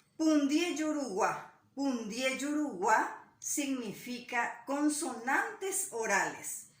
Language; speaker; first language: Spanish; native; Spanish